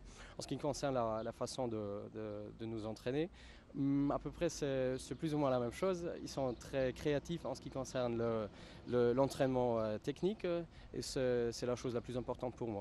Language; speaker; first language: French; non-native, fluent; German